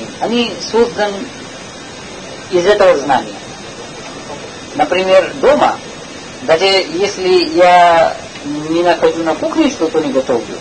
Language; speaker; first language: Russian; non-native, learner; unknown